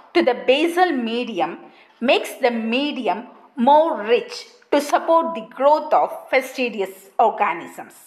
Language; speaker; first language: English; non-native, local second language; Malayalam